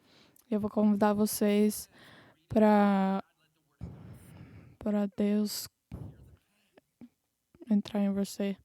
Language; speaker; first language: Portuguese; non-native, fluent; English